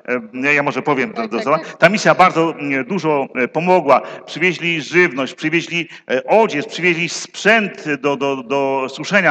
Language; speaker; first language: Polish; native; Polish